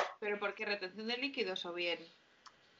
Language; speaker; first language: Spanish; native; Spanish